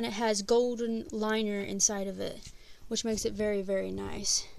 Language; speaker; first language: English; native; English